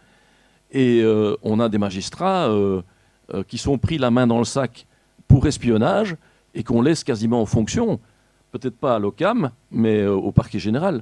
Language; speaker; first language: French; native; French